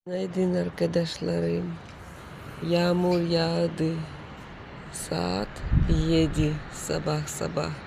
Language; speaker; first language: Turkish; non-native, learner; Russian